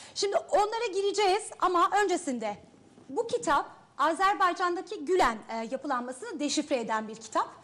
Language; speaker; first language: Turkish; native; Turkish